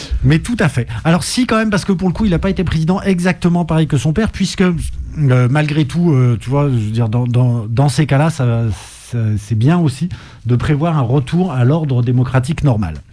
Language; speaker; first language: French; native; French